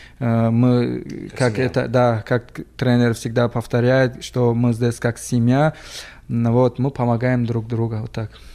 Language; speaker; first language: Russian; non-native, local second language; Tajik